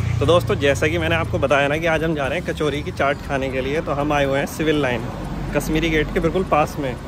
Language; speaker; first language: Hindi; native; Hindi